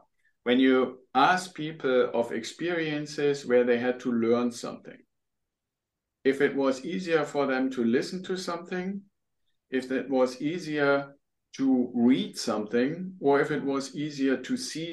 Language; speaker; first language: English; non-native, fluent; German